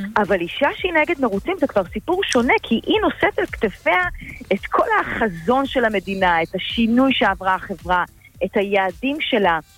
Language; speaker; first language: Hebrew; native; Hebrew